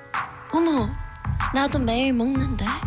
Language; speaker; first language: Korean; non-native, learner; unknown